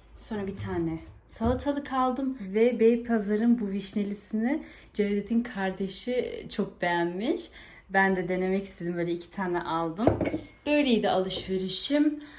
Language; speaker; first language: Turkish; early bilingual, heritage; Turkish